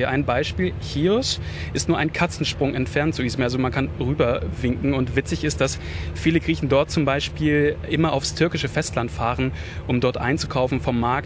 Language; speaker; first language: German; native; German